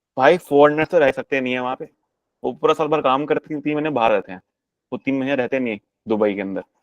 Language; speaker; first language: Hindi; native; Hindi